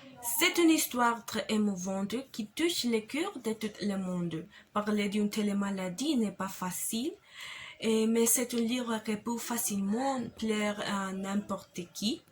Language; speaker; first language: French; non-native, learner; Spanish